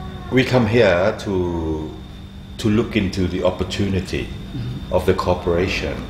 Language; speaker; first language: English; non-native, fluent; Thai